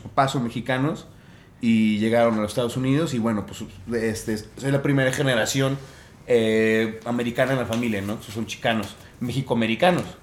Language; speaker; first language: Spanish; early bilingual, heritage; Spanish